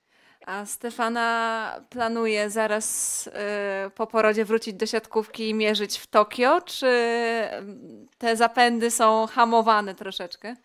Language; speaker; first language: Polish; native; Polish